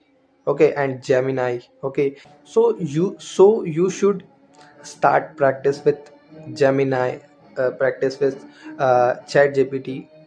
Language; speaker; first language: English; non-native, learner; Hindi